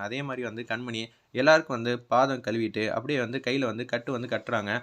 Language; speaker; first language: Tamil; native; Tamil